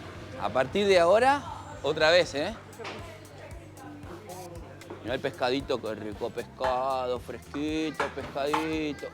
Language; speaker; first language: Spanish; native; Spanish